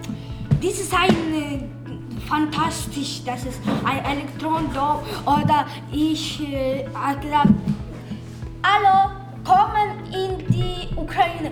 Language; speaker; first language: German; non-native, learner; Russian